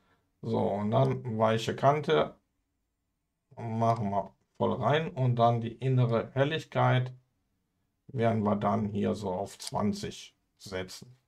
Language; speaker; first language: German; native; German